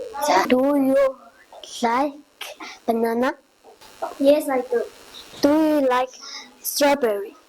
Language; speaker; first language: English; non-native, learner; Mongolian